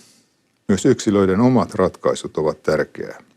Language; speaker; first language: Finnish; native; Finnish